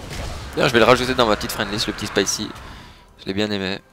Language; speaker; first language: French; native; French